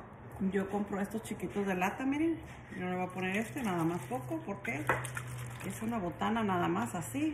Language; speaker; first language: Spanish; native; Spanish